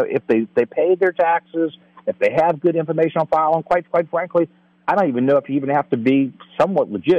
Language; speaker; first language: English; native; English